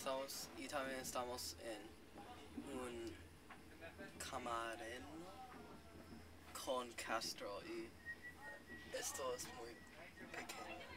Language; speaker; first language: Spanish; non-native, learner; English